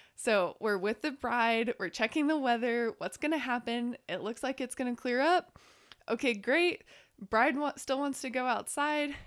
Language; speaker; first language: English; native; English